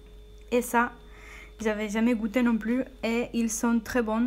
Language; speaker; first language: French; non-native, fluent; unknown